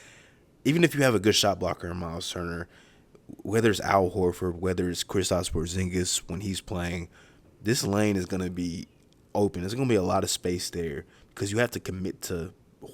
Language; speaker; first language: English; native; English